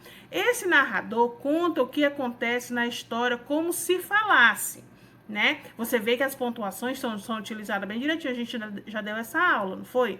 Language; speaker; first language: Portuguese; native; Portuguese